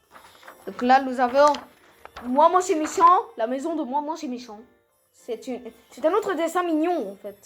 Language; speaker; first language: French; native; French